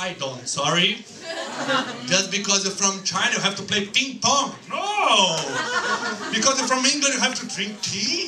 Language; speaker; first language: English; non-native, learner; Portuguese